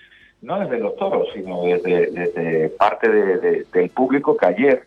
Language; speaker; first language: Spanish; native; Spanish